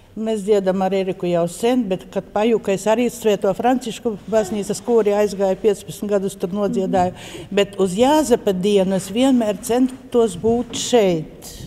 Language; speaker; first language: Latvian; native; Latvian